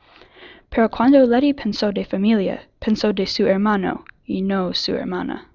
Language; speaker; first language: Spanish; non-native, learner; English